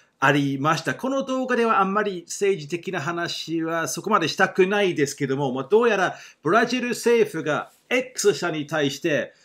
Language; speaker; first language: Japanese; non-native, fluent; English